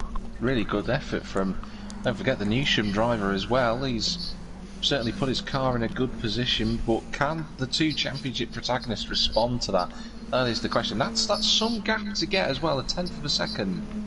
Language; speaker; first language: English; native; English